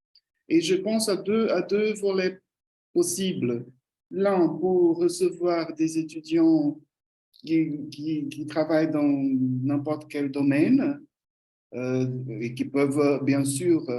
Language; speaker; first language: French; non-native, fluent; Portuguese